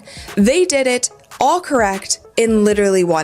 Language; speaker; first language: English; native; English